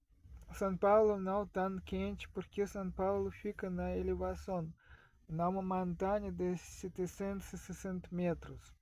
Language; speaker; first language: Portuguese; non-native, fluent; Russian